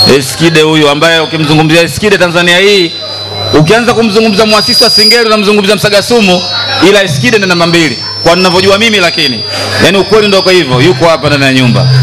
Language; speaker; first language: Swahili; native; Swahili